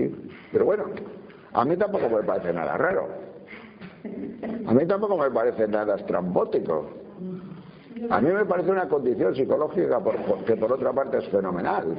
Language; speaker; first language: Spanish; native; Spanish